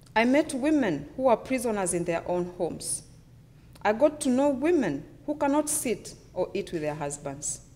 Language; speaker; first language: English; non-native, local second language; Luyia